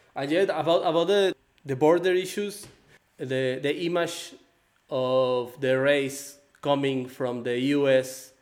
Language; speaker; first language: English; non-native, fluent; Spanish